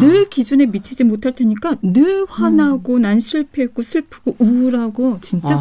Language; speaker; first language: Korean; native; Korean